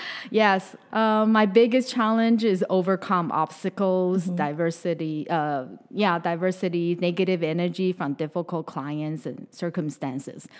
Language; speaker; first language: English; non-native, fluent; Chinese